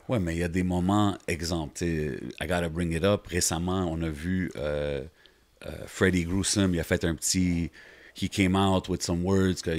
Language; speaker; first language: French; native; French